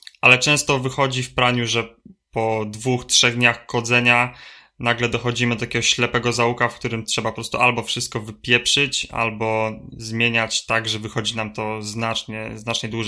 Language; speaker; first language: Polish; native; Polish